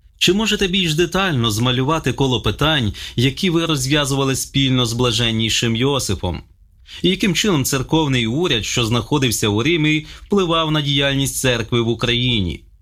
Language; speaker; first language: Ukrainian; native; Ukrainian